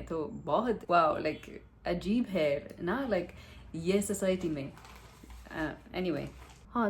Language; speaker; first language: Hindi; non-native, learner; English